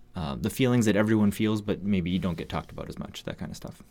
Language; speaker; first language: English; native; English